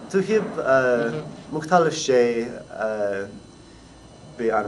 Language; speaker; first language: Arabic; non-native, learner; English